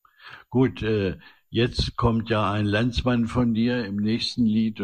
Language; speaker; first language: German; native; German